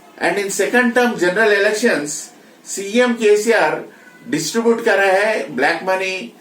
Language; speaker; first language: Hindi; non-native, local second language; Telugu